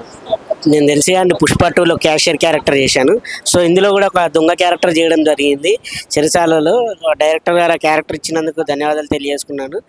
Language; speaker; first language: Telugu; native; Telugu